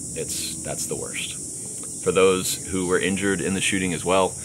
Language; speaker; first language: English; native; English